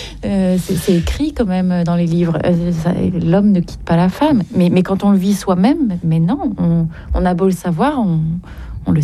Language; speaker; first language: French; native; French